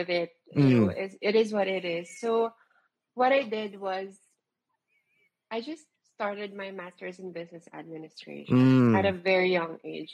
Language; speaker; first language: English; non-native, local second language; Filipino